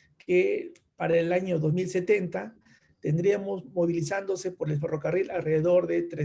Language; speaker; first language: Spanish; native; Spanish